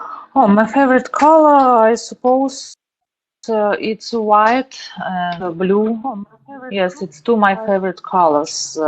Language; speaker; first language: English; non-native, learner; Russian